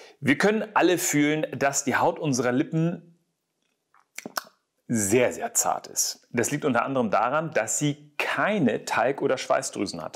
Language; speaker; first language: German; native; German